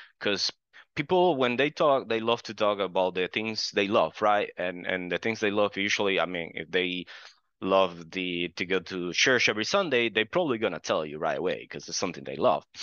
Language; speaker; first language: English; non-native, fluent; Spanish